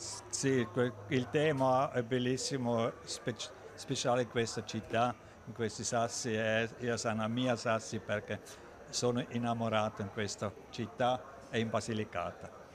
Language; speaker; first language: Italian; non-native, learner; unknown